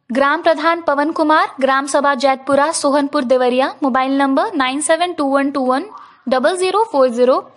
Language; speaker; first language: Hindi; native; Hindi